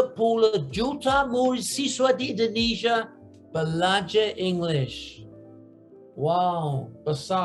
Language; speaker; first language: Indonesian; non-native, learner; English